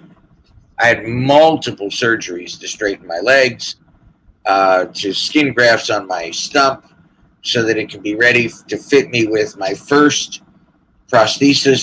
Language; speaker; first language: English; native; English